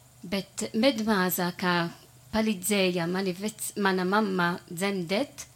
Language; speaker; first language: Latvian; non-native, learner; Italian